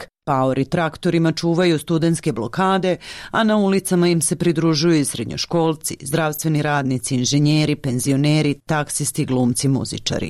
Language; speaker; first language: Serbian; native; Serbian